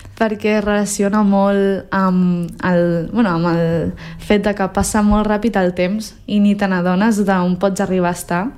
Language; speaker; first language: Catalan; early bilingual, heritage; Catalan